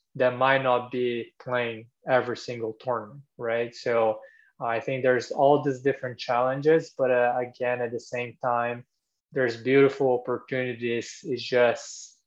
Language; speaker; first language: English; non-native, fluent; Portuguese